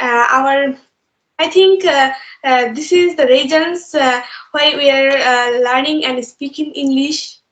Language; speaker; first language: English; non-native, learner; Bangla